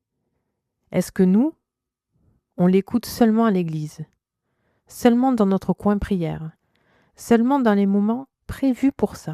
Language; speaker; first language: French; native; French